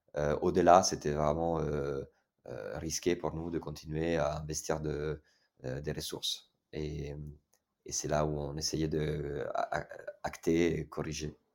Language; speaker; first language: French; non-native, fluent; Italian